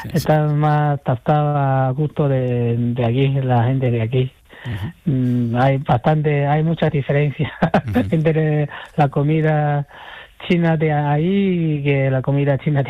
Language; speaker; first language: Spanish; non-native, fluent; Chinese